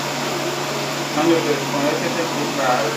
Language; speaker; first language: Portuguese; non-native, learner; Haitian Creole